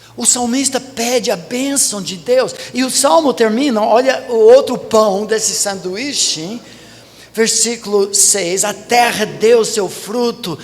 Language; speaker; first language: Portuguese; non-native, fluent; English